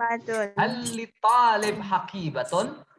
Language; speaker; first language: Arabic; non-native, fluent; Indonesian